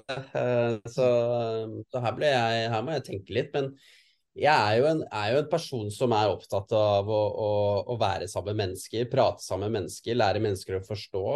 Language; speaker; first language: Norwegian; native; Norwegian